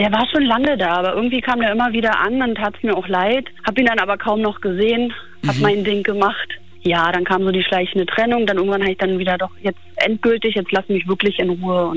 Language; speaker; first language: German; native; German